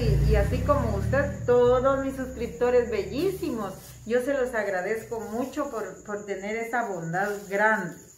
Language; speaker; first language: Spanish; native; Spanish